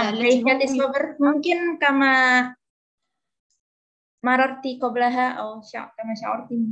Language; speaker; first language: Arabic; non-native, learner; Indonesian